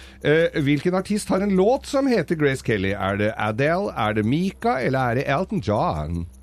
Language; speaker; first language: Norwegian; native; Norwegian